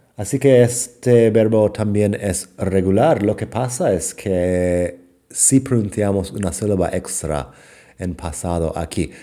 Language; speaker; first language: Spanish; non-native, fluent; English